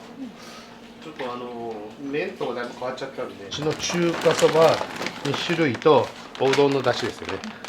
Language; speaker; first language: Japanese; native; Japanese